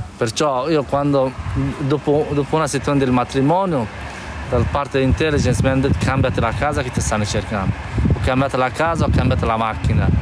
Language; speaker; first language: Italian; non-native, fluent; Persian